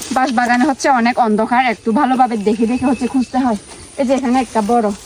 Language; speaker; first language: Bangla; non-native, local second language; Chakma